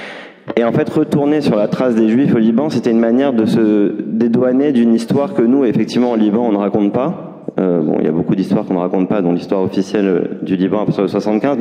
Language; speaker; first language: French; native; French